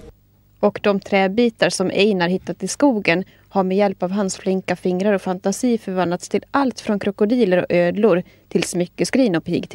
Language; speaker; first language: Swedish; native; Swedish